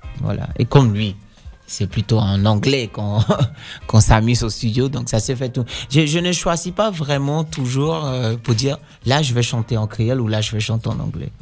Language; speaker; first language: French; non-native, fluent; Dutch